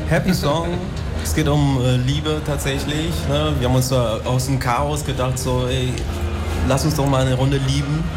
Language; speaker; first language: German; early bilingual, other home language; Lingala